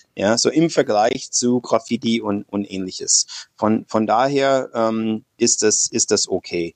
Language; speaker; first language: German; non-native, fluent; English